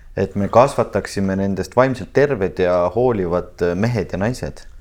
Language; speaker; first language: Estonian; native; Estonian